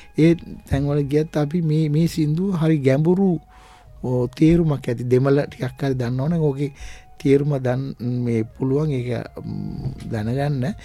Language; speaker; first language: Sinhala; non-native, local second language; Tamil